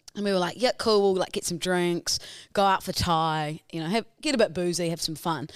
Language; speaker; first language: English; native; English